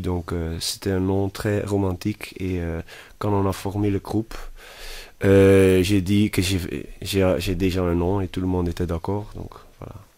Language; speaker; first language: French; non-native, fluent; Dutch